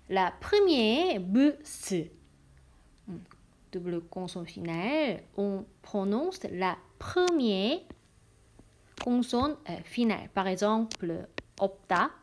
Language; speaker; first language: French; non-native, fluent; Korean